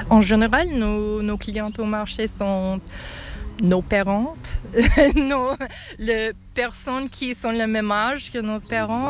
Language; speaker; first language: French; non-native, fluent; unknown